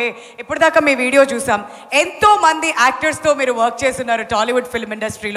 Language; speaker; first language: Telugu; native; Telugu